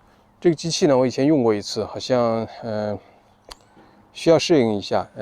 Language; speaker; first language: Chinese; native; Chinese